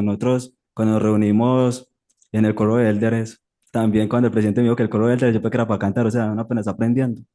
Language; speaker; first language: Spanish; native; Spanish